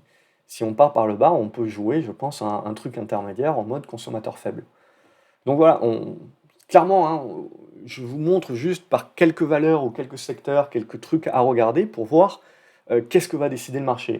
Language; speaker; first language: French; native; French